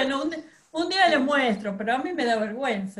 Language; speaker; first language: Spanish; native; Spanish